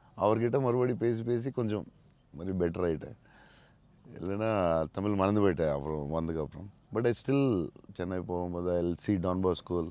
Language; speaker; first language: Tamil; non-native, local second language; Telugu